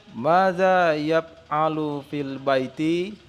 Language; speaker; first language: Arabic; non-native, learner; Indonesian